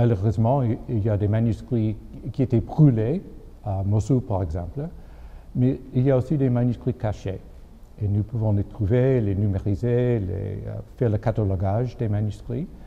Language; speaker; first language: French; non-native, fluent; English